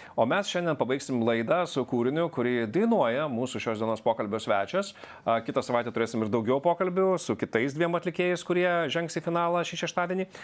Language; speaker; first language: Lithuanian; native; Lithuanian